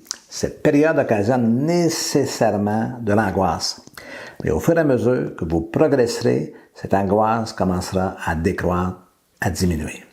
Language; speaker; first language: French; native; French